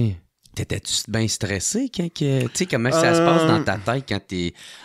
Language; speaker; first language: French; native; French